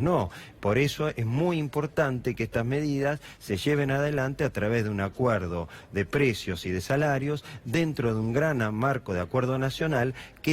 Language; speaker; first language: Spanish; native; Spanish